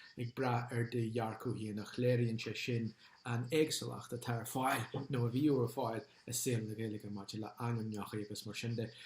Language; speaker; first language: Irish; non-native, local second language; English